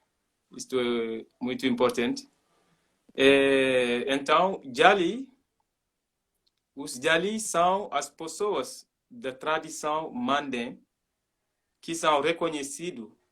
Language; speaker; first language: Portuguese; non-native, learner; Mandingo